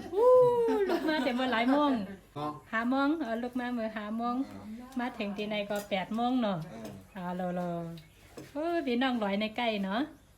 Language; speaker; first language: Thai; native; Thai